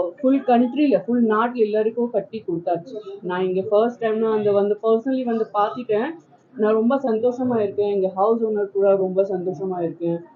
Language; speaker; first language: Tamil; non-native, local second language; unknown